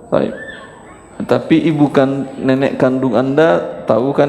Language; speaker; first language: Indonesian; native; Indonesian